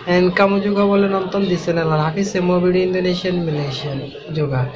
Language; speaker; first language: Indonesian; non-native, learner; Bangla